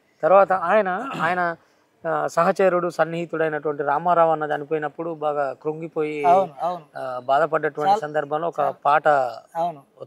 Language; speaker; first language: Telugu; native; Telugu